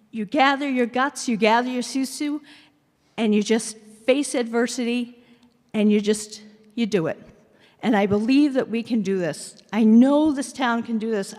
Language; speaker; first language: English; early bilingual, other home language; Finnish